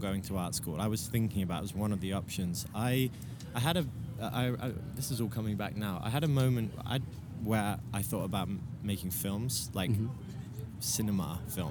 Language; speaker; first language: English; native; English